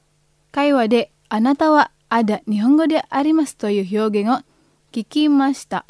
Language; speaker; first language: Japanese; non-native, fluent; Indonesian